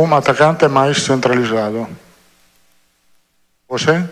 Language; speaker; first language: Portuguese; non-native, learner; Italian